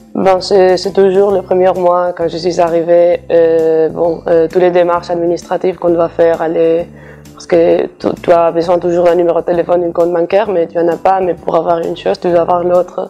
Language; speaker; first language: French; non-native, fluent; Spanish